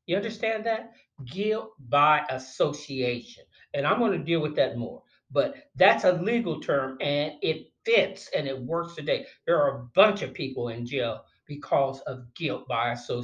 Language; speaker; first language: English; native; English